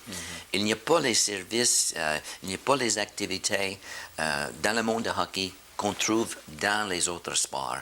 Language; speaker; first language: French; non-native, fluent; English